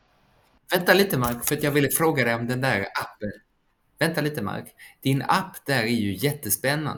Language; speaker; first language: Swedish; native; Swedish